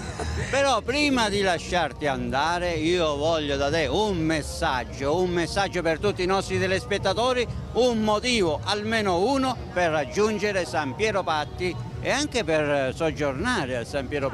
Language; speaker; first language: Italian; native; Italian